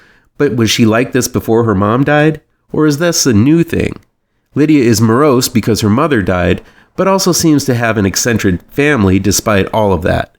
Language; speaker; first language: English; native; English